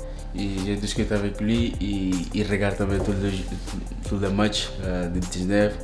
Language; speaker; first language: French; non-native, learner; Portuguese